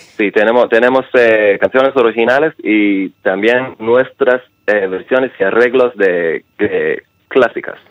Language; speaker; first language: Spanish; non-native, fluent; Hebrew